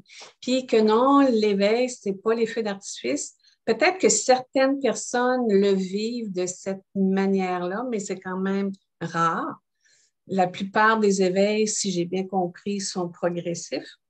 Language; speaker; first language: French; native; French